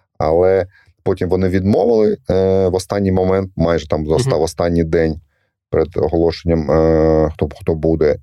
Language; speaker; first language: Ukrainian; non-native, local second language; Russian